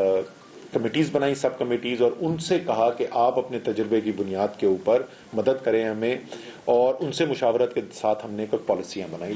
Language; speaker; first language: Urdu; native; Urdu